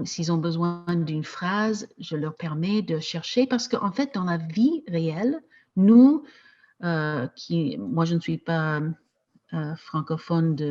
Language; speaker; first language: French; non-native, fluent; English